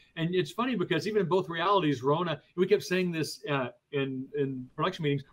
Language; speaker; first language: English; native; English